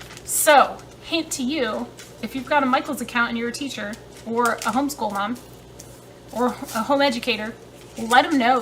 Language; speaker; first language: English; native; English